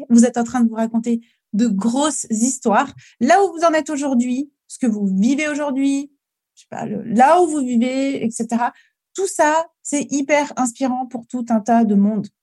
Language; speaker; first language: French; native; French